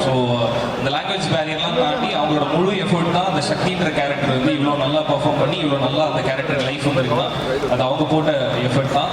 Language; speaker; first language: Tamil; native; Tamil